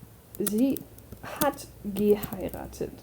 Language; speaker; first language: German; non-native, fluent; English